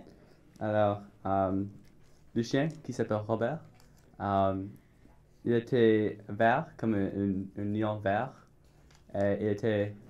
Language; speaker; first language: French; non-native, learner; English